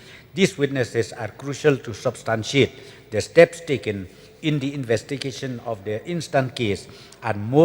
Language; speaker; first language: English; non-native, local second language; Khasi